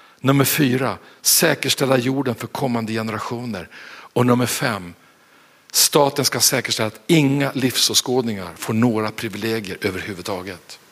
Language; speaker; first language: Swedish; native; Swedish